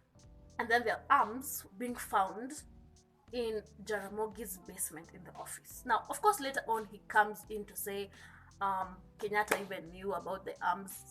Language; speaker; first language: English; non-native, local second language; Kikuyu